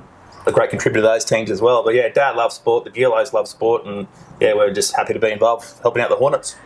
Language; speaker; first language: English; native; English